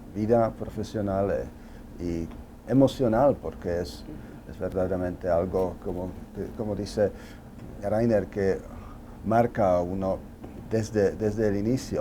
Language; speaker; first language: Spanish; non-native, fluent; Czech